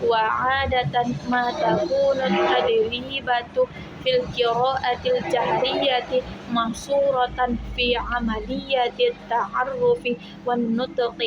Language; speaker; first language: Arabic; non-native, learner; Indonesian